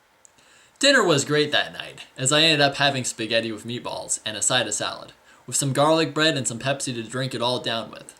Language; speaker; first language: English; native; English